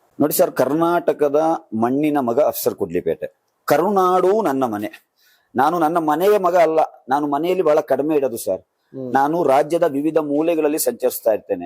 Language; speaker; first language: Kannada; non-native, local second language; Urdu